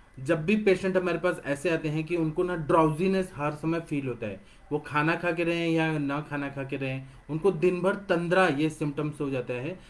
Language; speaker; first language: Hindi; non-native, local second language; Marathi